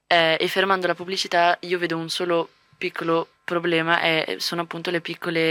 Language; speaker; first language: Italian; native; Italian